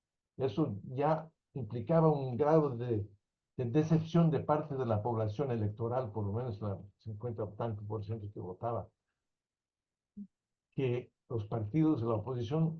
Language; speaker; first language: Spanish; non-native, fluent; English